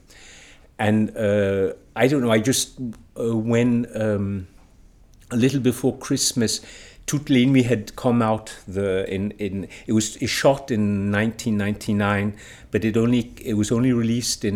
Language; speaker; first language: English; native; English